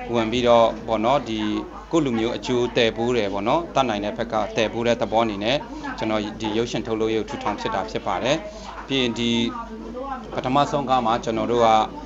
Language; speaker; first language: Burmese; non-native, local second language; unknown